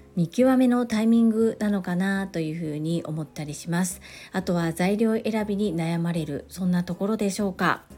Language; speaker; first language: Japanese; native; Japanese